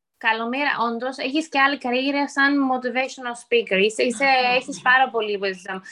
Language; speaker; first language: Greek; early bilingual, heritage; Greek